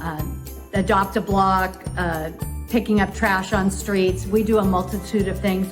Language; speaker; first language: English; native; English